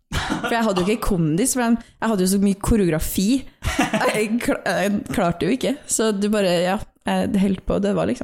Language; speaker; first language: Norwegian; native; Norwegian